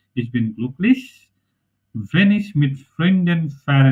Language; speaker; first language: German; non-native, learner; Bangla